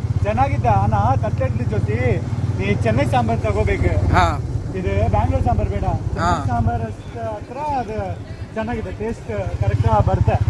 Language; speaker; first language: Kannada; non-native, local second language; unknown